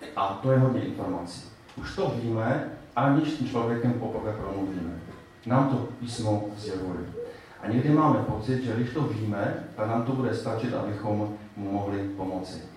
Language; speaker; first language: Czech; native; Czech